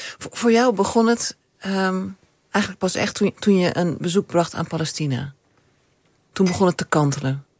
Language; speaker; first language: Dutch; native; Dutch